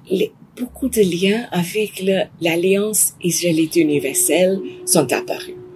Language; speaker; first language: French; non-native, fluent; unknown